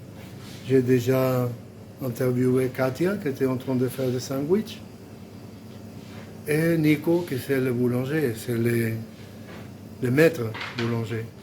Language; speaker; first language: French; non-native, fluent; Spanish